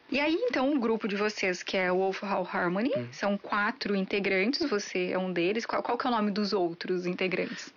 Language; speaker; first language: Portuguese; native; Portuguese